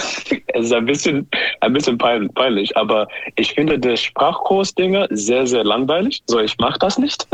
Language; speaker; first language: German; non-native, learner; English